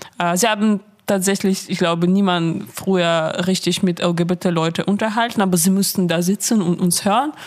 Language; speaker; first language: German; non-native, fluent; Russian